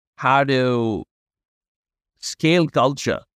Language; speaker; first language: English; non-native, local second language; Hindi